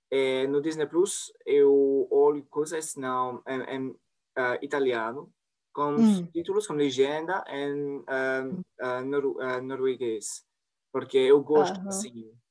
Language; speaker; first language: Portuguese; non-native, fluent; French